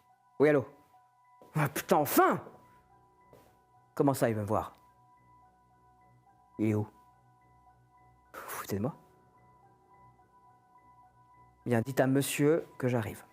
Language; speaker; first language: French; native; French